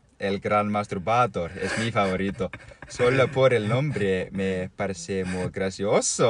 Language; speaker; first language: Spanish; non-native, learner; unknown